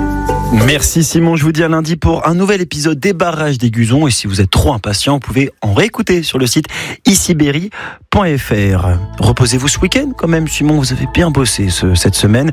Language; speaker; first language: French; native; French